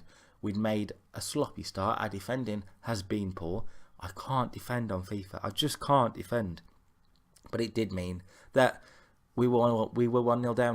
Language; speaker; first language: English; native; English